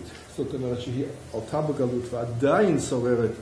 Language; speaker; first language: Hebrew; non-native, fluent; English